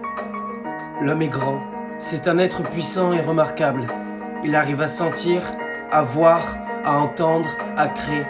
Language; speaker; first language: French; native; French